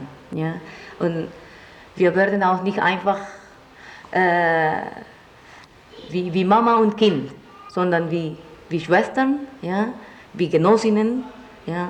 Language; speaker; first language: German; non-native, fluent; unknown